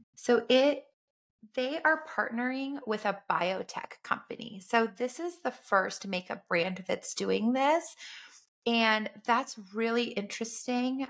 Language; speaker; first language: English; native; English